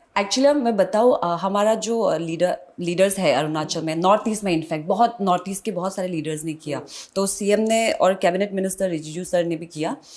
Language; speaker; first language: Hindi; non-native, local second language; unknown